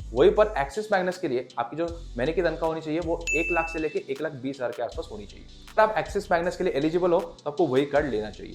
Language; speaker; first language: Hindi; native; Hindi